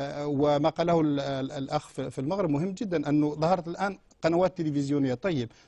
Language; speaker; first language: Arabic; non-native, local second language; Berber languages